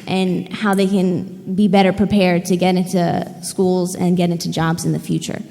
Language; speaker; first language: English; native; English